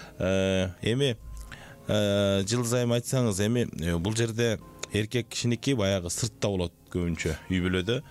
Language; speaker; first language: Kyrgyz; native; Kyrgyz